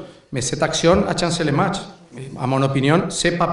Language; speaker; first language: French; non-native, learner; Spanish